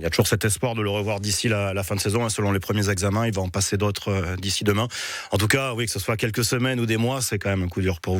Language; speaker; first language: French; native; French